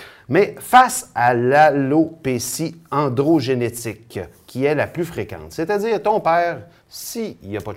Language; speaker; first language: French; native; French